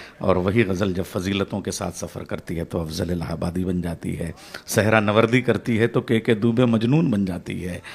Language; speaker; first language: Urdu; native; Urdu